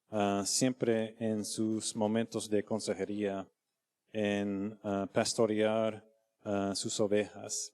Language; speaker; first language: Spanish; non-native, fluent; English